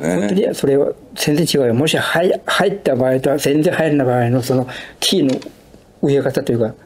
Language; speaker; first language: Japanese; non-native, fluent; Chinese